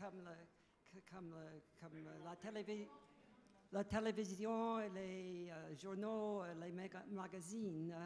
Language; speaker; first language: French; non-native, fluent; English